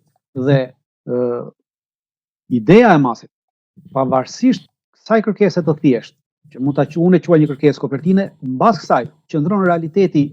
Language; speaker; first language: Albanian; native; Albanian